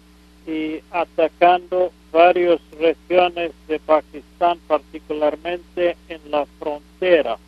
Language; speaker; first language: Spanish; non-native, fluent; English